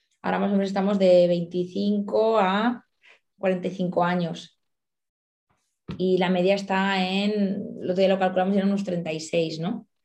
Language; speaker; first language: Spanish; native; Spanish